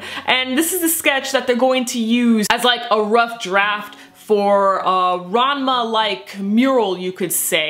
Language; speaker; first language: English; native; English